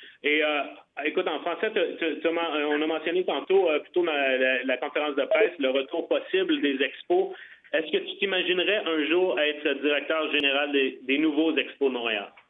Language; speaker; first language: French; native; French